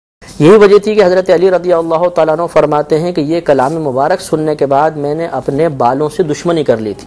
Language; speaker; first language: Urdu; native; Urdu